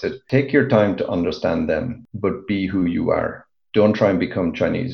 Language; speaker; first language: English; native; English